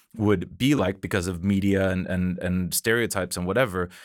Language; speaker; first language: English; native; English